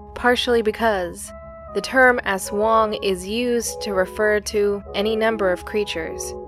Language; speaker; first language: English; early bilingual, other home language; Filipino